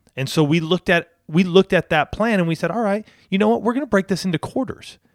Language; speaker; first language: English; native; English